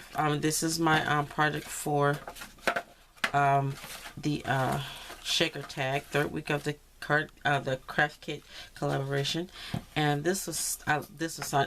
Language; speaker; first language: English; native; English